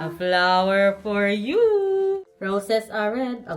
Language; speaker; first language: English; non-native, local second language; Filipino